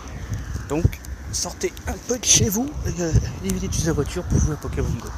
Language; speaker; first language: French; native; French